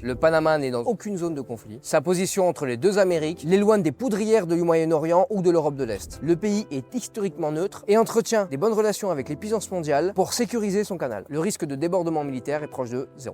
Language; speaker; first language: French; native; French